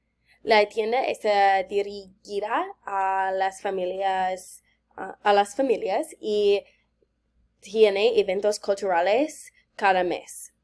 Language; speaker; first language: Spanish; non-native, learner; English